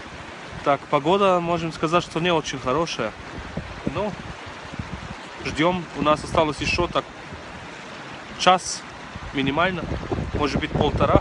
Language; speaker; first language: Russian; early bilingual, heritage; Russian